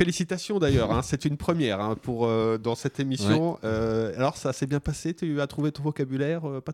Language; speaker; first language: French; native; French